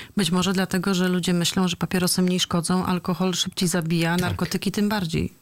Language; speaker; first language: Polish; native; Polish